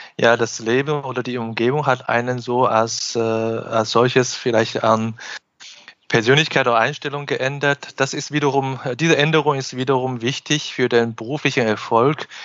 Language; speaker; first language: German; non-native, fluent; Chinese